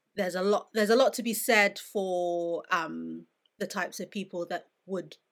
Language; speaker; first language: English; native; English